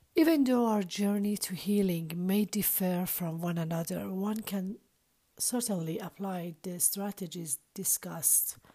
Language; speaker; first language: English; non-native, fluent; Persian